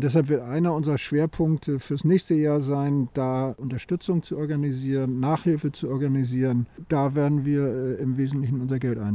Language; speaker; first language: German; native; German